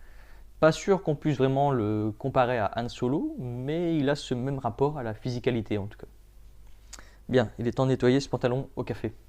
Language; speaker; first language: French; native; French